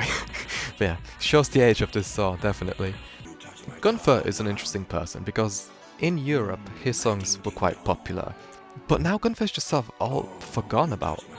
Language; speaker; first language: English; native; English